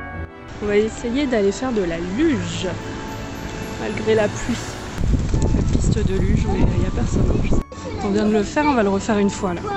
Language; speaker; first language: French; native; French